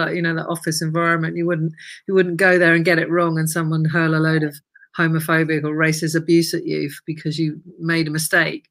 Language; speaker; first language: English; native; English